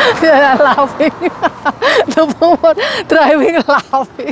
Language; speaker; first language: English; non-native, learner; Indonesian